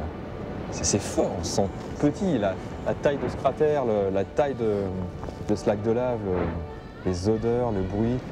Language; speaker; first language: French; native; French